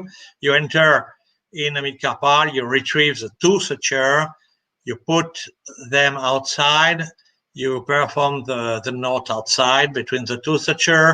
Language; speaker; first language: English; non-native, fluent; French